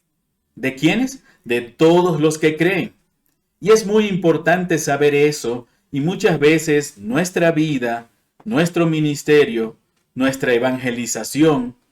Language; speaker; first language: Spanish; non-native, fluent; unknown